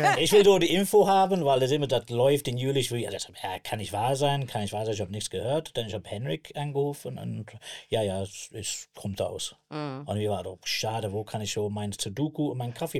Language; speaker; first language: German; non-native, learner; English